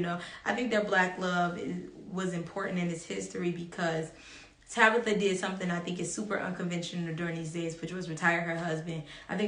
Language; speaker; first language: English; native; English